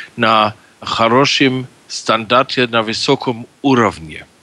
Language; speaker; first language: Russian; non-native, fluent; German